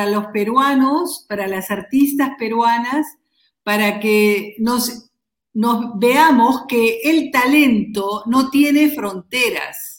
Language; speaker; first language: Spanish; native; Spanish